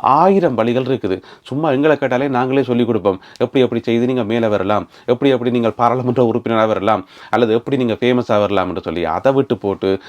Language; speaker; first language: Tamil; native; Tamil